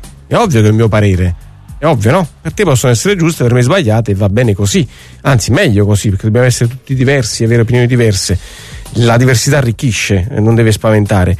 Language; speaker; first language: Italian; native; Italian